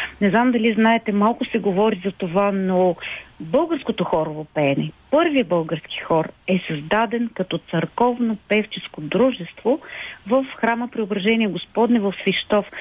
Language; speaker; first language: Bulgarian; native; Bulgarian